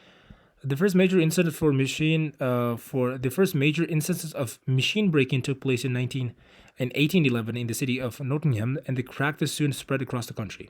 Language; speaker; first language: English; non-native, fluent; Uzbek